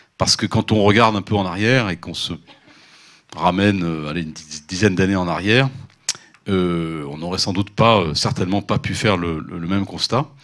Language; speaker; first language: French; native; French